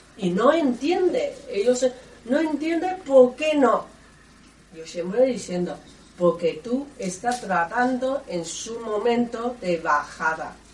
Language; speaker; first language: Spanish; non-native, learner; Chinese